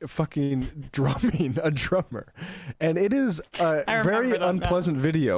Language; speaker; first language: English; native; English